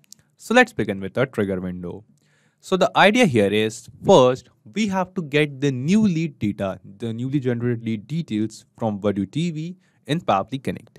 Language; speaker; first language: English; non-native, local second language; Hindi